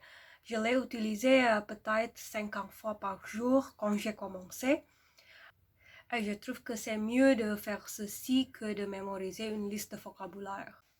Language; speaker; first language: French; non-native, fluent; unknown